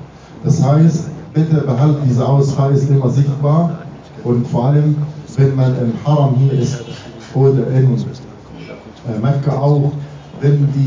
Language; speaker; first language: German; non-native, fluent; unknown